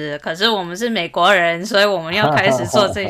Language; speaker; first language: Chinese; early bilingual, heritage; Chinese